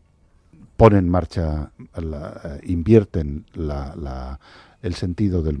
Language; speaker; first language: Spanish; native; Spanish